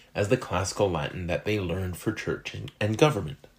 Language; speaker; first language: English; non-native, fluent; French